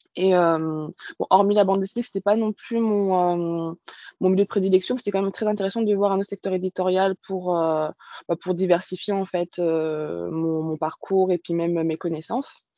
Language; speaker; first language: French; native; French